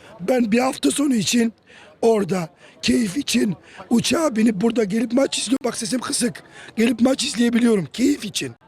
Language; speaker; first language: Turkish; native; Turkish